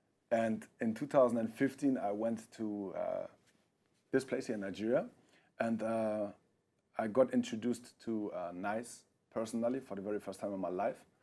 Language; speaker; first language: English; non-native, fluent; German